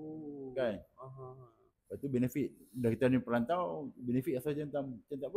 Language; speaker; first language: Malay; native; Malay